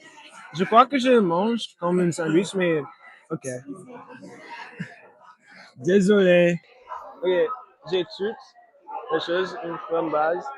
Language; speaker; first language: French; non-native, learner; English